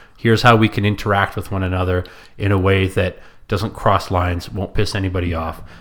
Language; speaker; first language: English; non-native, local second language; French